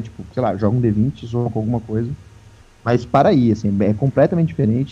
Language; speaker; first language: Portuguese; native; Portuguese